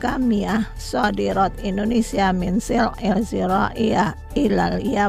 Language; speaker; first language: Arabic; non-native, learner; Indonesian